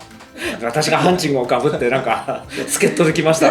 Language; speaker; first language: Japanese; native; Japanese